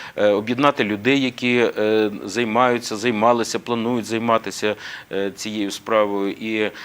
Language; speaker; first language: Ukrainian; native; Ukrainian